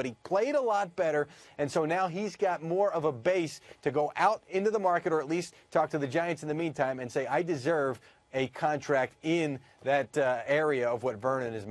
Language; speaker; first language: English; native; English